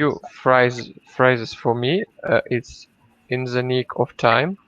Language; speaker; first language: English; non-native, learner; Russian